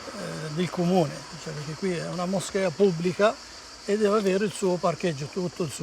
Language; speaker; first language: Italian; non-native, fluent; Arabic